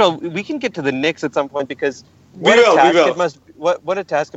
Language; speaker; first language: English; native; English